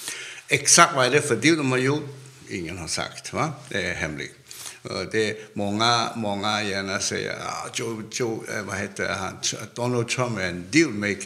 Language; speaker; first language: Swedish; non-native, fluent; Cantonese